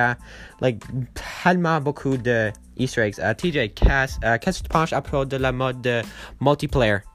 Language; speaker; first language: French; non-native, learner; English